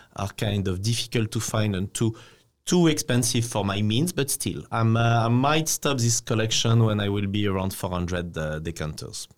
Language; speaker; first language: English; non-native, fluent; French